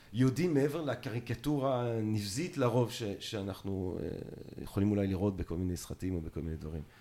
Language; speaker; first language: Hebrew; early bilingual, other home language; French